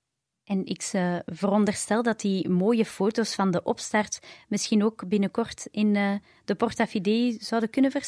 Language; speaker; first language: Dutch; native; Dutch